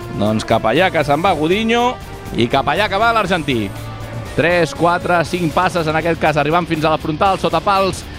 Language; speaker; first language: Catalan; native; Catalan